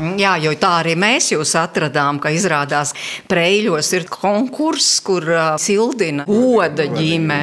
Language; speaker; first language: Latvian; native; Latvian